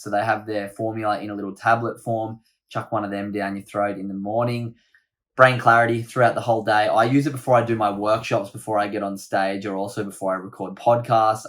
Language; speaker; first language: English; native; English